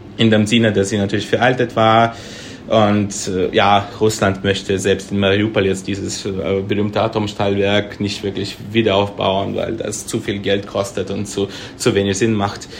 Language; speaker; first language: German; non-native, fluent; Russian